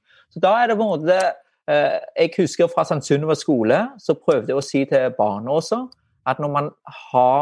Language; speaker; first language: Norwegian; non-native, fluent; Vietnamese